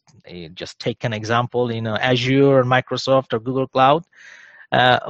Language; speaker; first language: English; non-native, local second language; Bangla